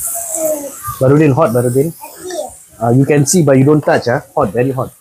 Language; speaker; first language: English; non-native, local second language; Malay